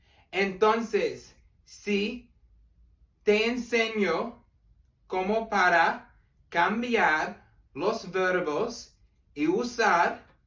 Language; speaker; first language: Spanish; non-native, learner; English